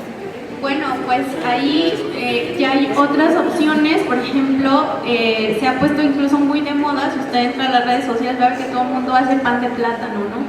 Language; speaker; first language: Spanish; native; Spanish